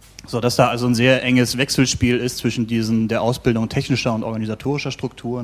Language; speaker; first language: German; native; German